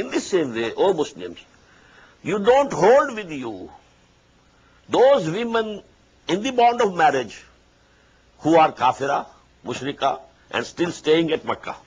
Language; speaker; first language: English; non-native, local second language; Urdu